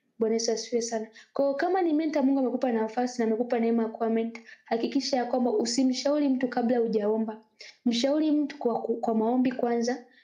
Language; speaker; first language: Swahili; native; Swahili